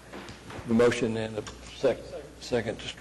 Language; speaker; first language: English; native; English